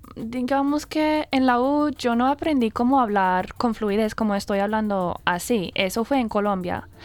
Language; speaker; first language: Spanish; non-native, fluent; English